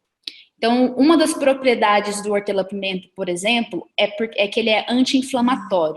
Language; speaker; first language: Portuguese; native; Portuguese